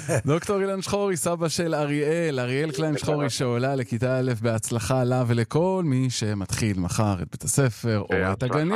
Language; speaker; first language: Hebrew; native; Hebrew